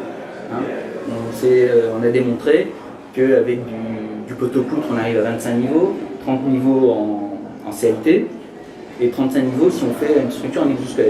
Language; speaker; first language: French; native; French